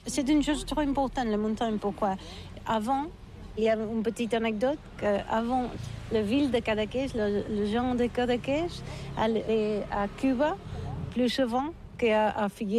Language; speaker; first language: French; non-native, learner; Catalan